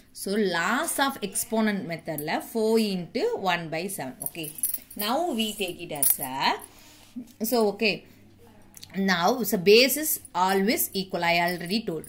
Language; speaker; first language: English; non-native, local second language; Tamil